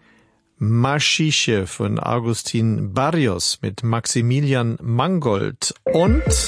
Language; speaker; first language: German; native; German